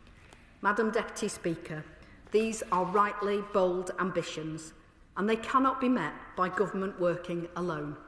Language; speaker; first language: English; native; English